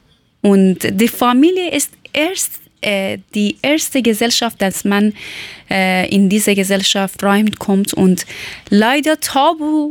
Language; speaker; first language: German; non-native, learner; Persian